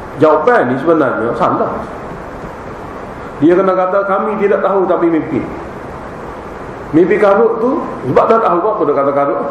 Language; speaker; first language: Malay; native; Malay